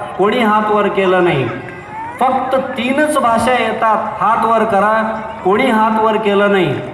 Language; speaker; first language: Marathi; non-native, local second language; Kannada